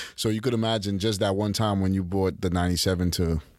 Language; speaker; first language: English; early bilingual, other home language; Haitian Creole